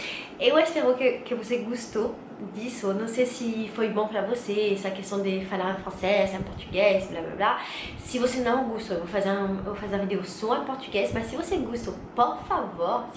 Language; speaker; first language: Portuguese; non-native, learner; French